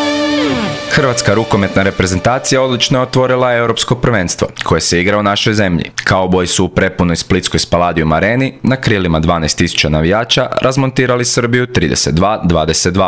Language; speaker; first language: Croatian; native; Croatian